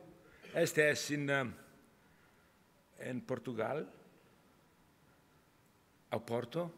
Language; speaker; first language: Spanish; non-native, learner; Italian